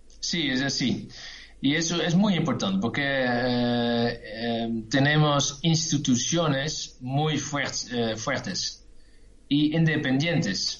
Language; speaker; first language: Spanish; non-native, learner; Dutch